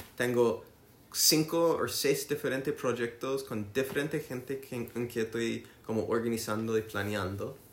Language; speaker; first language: Spanish; non-native, learner; English